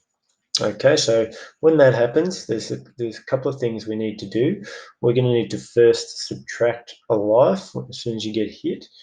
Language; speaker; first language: English; native; English